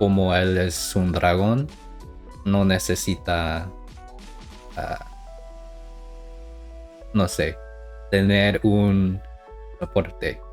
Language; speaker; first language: Spanish; non-native, learner; English